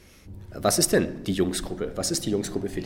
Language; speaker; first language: German; native; German